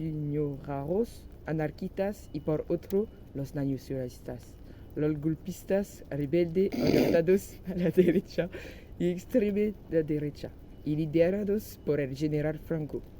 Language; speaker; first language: Spanish; non-native, learner; French